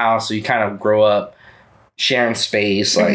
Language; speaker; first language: English; early bilingual, other home language; Spanish